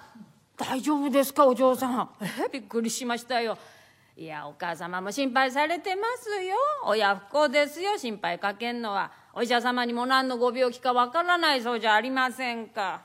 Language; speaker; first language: Japanese; native; Japanese